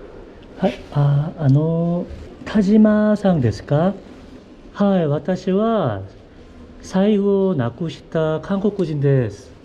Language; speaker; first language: Japanese; non-native, learner; Korean